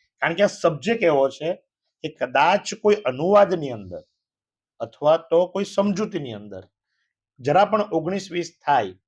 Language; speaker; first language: Gujarati; native; Gujarati